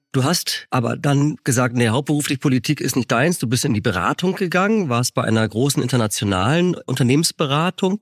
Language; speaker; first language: German; native; German